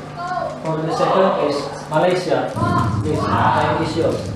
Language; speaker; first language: English; non-native, learner; Indonesian